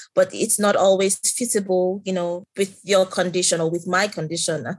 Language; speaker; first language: English; non-native, local second language; Yoruba